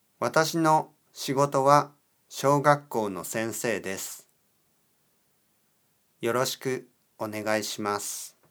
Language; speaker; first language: Japanese; non-native, learner; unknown